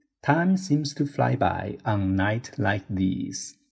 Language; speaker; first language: English; non-native, fluent; Chinese